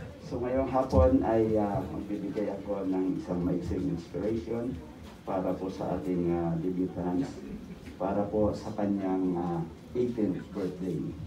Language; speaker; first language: Filipino; native; Filipino